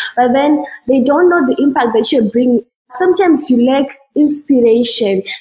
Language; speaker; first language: English; non-native, local second language; Shona